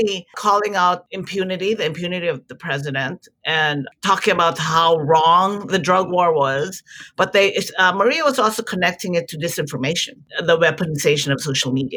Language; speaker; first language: English; non-native, local second language; Filipino